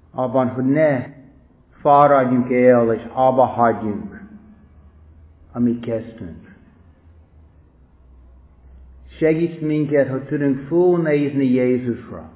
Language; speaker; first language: Hungarian; non-native, fluent; English